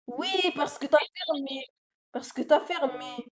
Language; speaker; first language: French; native; French